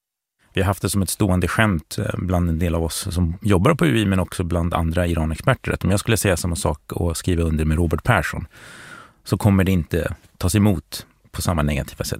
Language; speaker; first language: Swedish; native; Swedish